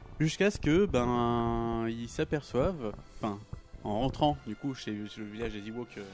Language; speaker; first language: French; native; French